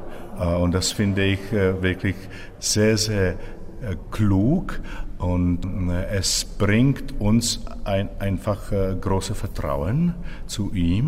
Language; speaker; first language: German; non-native, fluent; Czech